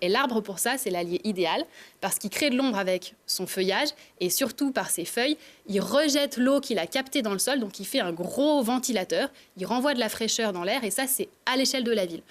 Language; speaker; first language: French; native; French